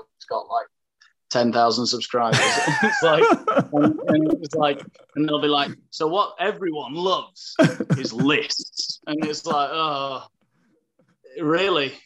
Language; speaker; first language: English; native; English